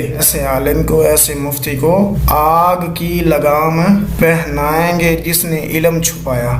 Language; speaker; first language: Urdu; non-native, local second language; Punjabi